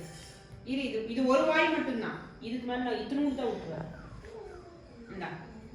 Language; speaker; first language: Tamil; native; Tamil